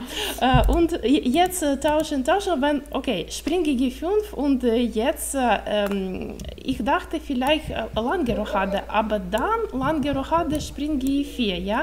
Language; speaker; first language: German; non-native, learner; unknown